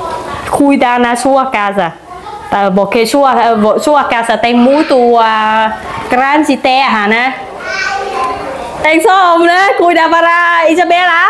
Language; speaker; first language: Portuguese; non-native, learner; Vietnamese